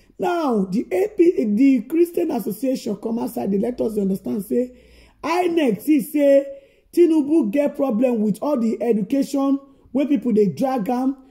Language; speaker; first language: Nigerian Pidgin; native; Nigerian Pidgin